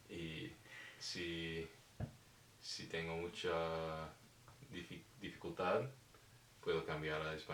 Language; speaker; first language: Spanish; non-native, fluent; English